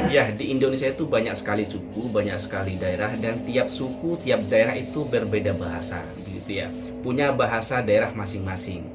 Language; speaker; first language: Indonesian; non-native, local second language; Madurese